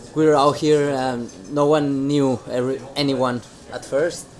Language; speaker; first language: English; non-native, fluent; Spanish